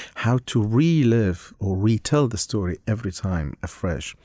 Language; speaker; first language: English; non-native, fluent; Arabic